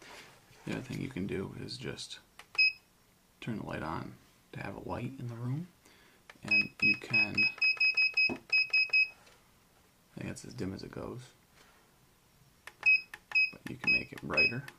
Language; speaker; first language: English; native; English